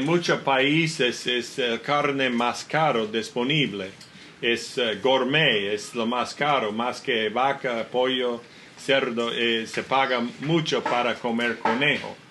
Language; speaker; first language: Spanish; non-native, learner; English